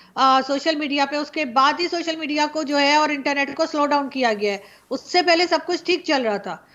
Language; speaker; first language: Urdu; native; Urdu